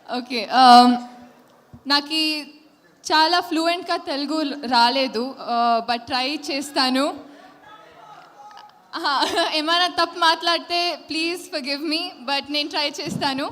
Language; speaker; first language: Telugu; non-native, learner; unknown